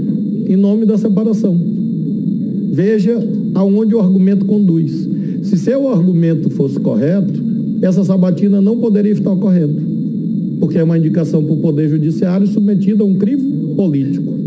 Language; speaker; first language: Portuguese; native; Portuguese